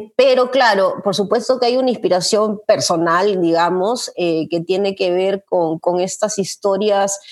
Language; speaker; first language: Spanish; native; Spanish